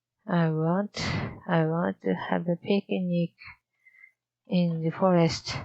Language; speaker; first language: English; non-native, learner; Japanese